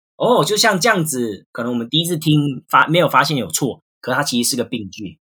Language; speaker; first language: Chinese; native; Chinese